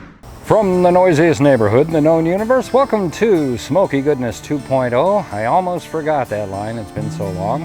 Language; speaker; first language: English; native; English